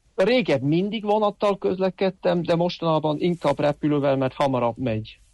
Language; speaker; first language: Hungarian; non-native, fluent; Swiss German